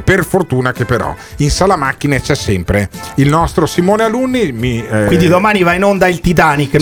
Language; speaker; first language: Italian; native; Italian